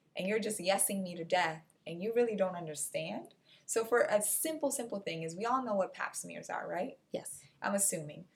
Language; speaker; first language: English; non-native, fluent; Portuguese